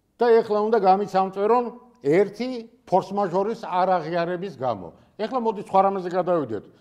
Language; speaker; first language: Georgian; native; Georgian